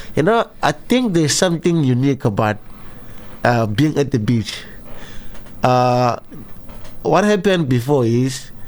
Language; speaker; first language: English; non-native, local second language; Zulu